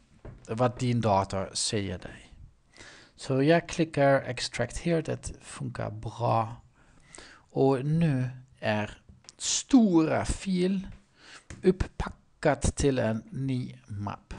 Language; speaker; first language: Swedish; non-native, learner; Dutch